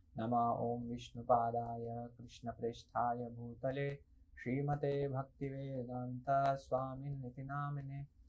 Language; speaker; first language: Hindi; native; Hindi